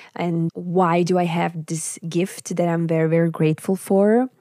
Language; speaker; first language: English; non-native, fluent; Russian